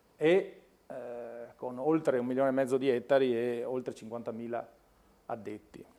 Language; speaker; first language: Italian; native; Italian